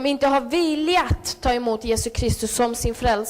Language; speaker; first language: Swedish; early bilingual, other home language; Spanish